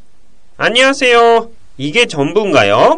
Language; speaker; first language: Korean; non-native, fluent; Japanese